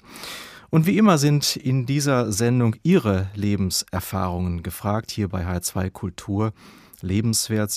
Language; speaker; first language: German; native; German